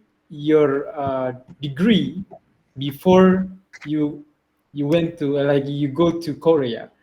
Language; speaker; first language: English; non-native, fluent; Indonesian